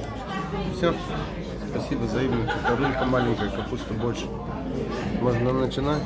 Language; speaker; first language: Russian; native; Russian